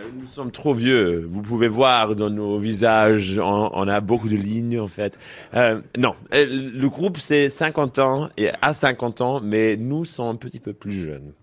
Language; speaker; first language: French; non-native, learner; English